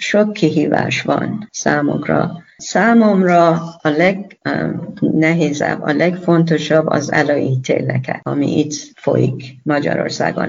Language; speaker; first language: Hungarian; non-native, learner; Persian